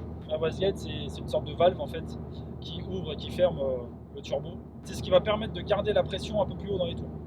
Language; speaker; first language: French; native; French